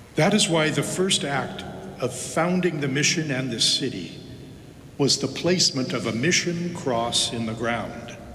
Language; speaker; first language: English; native; English